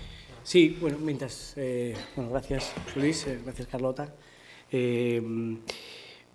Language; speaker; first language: Spanish; native; Spanish